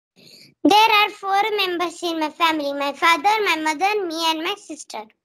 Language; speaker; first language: English; non-native, learner; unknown